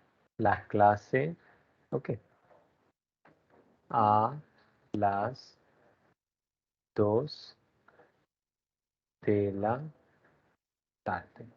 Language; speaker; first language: Spanish; non-native, learner; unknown